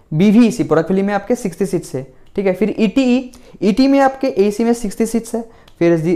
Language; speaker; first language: Hindi; non-native, local second language; Assamese